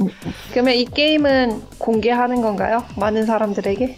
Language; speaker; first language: Korean; native; Korean